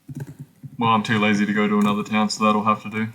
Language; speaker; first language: English; native; English